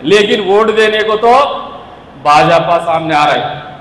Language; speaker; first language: Hindi; non-native, local second language; Telugu